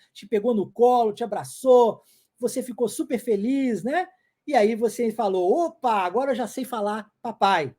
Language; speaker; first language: Portuguese; non-native, fluent; English